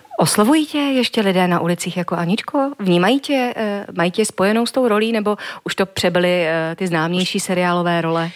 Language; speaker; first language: Czech; native; Czech